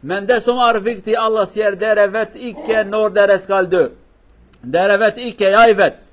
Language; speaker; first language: Swedish; non-native, learner; Kurdish